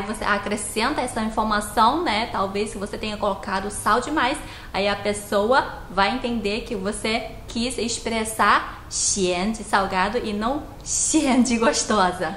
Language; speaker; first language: Portuguese; non-native, fluent; Chinese